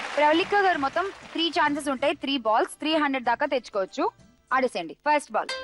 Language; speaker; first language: Telugu; native; Telugu